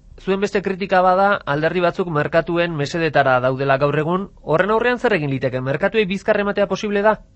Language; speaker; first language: Basque; native; Basque